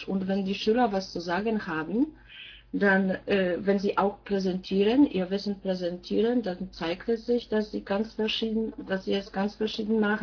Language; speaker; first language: German; non-native, fluent; Polish